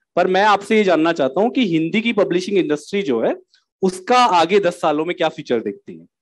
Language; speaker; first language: Hindi; native; Hindi